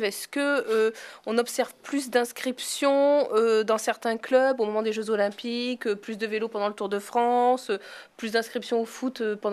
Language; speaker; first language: French; native; French